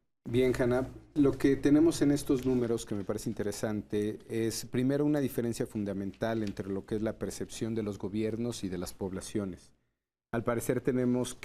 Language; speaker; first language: Spanish; native; Spanish